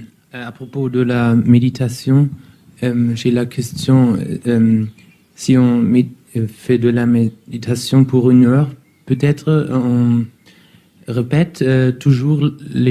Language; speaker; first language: French; non-native, learner; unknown